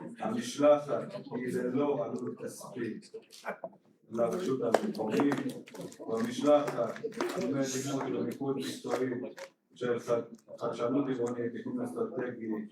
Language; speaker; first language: Hebrew; native; Hebrew